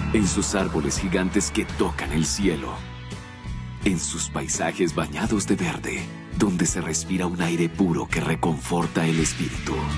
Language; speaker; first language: Spanish; native; Spanish